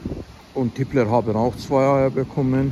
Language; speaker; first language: German; non-native, fluent; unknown